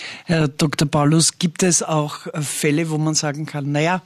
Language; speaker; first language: German; native; German